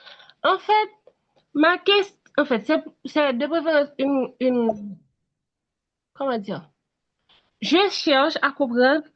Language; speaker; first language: French; non-native, local second language; Haitian Creole